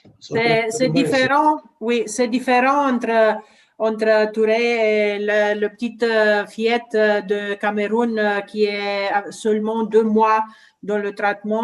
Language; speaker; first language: French; non-native, learner; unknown